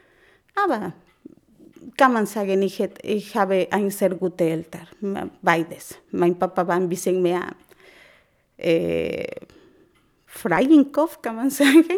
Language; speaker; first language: German; non-native, learner; Spanish